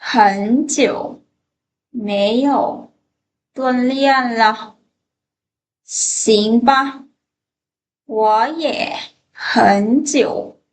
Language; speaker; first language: Chinese; non-native, fluent; Lao